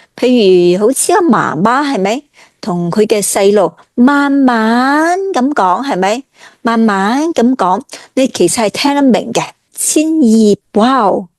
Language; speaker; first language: Cantonese; native; Cantonese